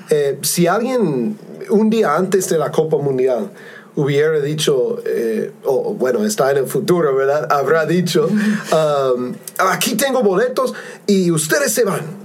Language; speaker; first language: Spanish; non-native, fluent; English